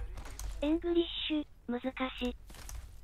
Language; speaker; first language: Japanese; non-native, learner; Indonesian